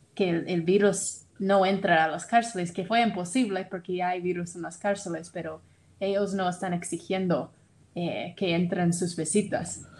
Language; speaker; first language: Spanish; non-native, fluent; English